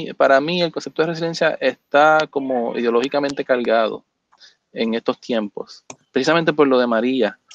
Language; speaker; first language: Spanish; native; Spanish